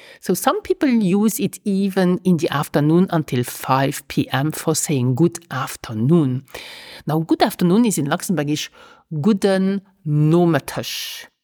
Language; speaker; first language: English; non-native, fluent; Luxembourgish